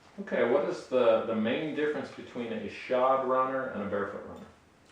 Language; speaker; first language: English; native; English